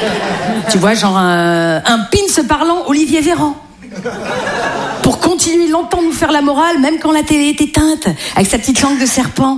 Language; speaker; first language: French; native; French